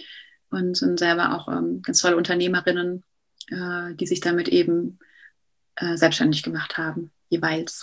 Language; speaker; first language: German; native; German